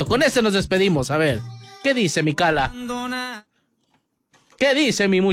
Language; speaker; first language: Spanish; native; Spanish